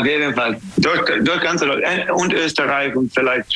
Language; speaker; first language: German; non-native, learner; English